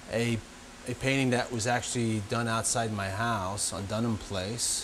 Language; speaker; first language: English; native; English